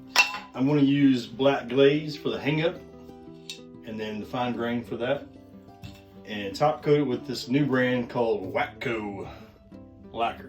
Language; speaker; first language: English; native; English